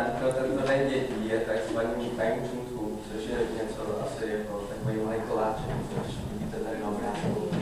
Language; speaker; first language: Czech; early bilingual, other home language; Vietnamese